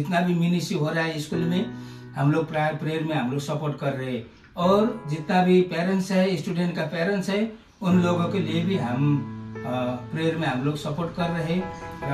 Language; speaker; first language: Hindi; non-native, local second language; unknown